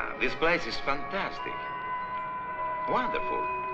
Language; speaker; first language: English; non-native, learner; Italian